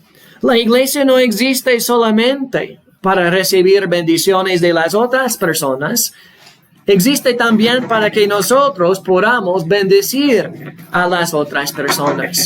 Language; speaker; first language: Spanish; non-native, fluent; English